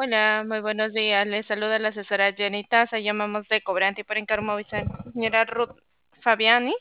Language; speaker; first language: Spanish; native; Spanish